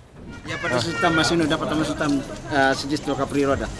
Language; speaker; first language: Russian; non-native, learner; Indonesian